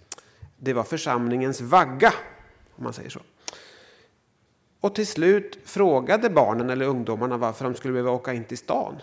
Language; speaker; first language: Swedish; native; Swedish